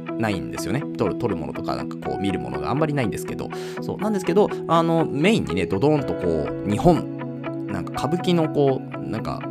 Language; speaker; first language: Japanese; native; Japanese